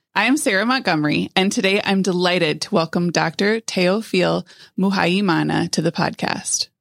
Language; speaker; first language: English; native; English